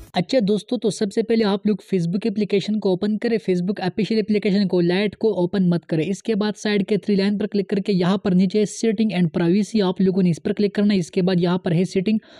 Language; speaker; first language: Urdu; native; Urdu